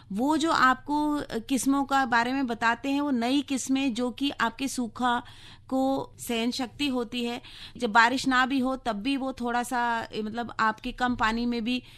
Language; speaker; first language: Hindi; native; Hindi